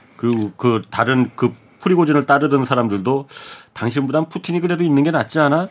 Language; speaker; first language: Korean; native; Korean